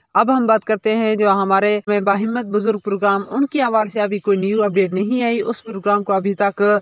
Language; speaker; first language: Urdu; non-native, local second language; Punjabi